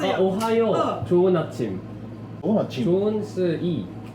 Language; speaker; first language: Japanese; non-native, learner; Korean